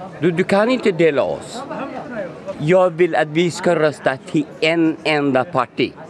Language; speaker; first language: Swedish; non-native, fluent; Somali